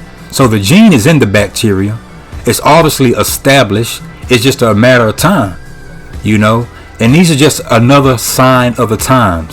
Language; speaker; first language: English; native; English